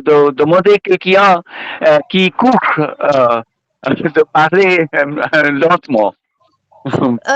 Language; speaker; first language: French; non-native, learner; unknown